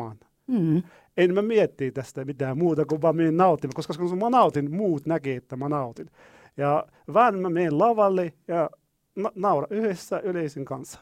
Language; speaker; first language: Finnish; non-native, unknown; Arabic